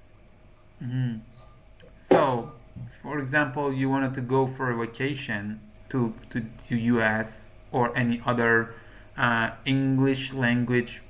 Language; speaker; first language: English; non-native, fluent; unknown